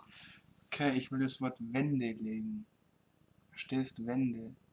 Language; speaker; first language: German; native; German